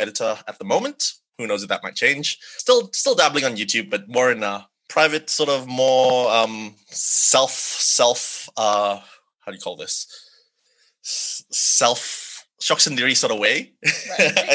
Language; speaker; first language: English; non-native, local second language; Malay